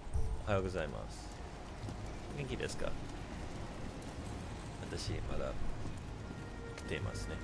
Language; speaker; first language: Japanese; non-native, learner; English